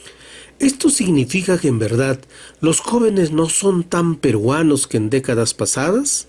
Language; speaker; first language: Spanish; native; Spanish